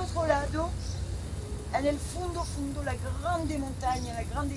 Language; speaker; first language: Spanish; non-native, learner; Greek